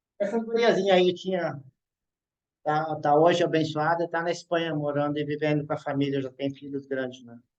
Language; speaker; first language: Portuguese; native; Portuguese